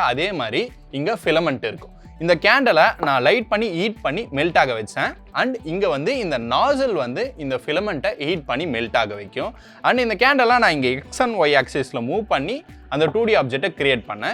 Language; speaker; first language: Tamil; native; Tamil